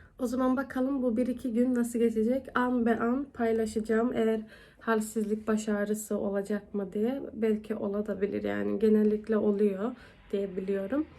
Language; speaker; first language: Turkish; early bilingual, heritage; Turkish